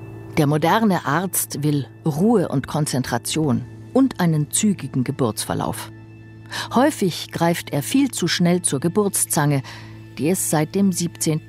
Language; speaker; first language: German; native; German